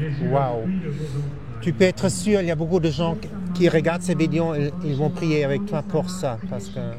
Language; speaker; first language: French; non-native, fluent; German